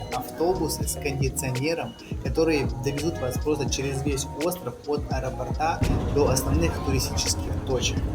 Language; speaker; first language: Russian; native; Russian